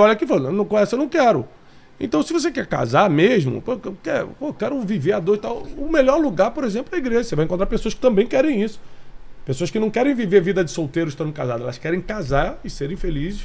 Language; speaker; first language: Portuguese; native; Portuguese